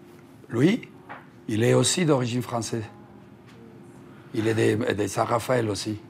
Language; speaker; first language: French; early bilingual, heritage; Spanish